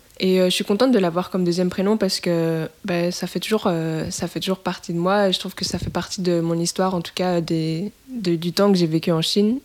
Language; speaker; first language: French; native; French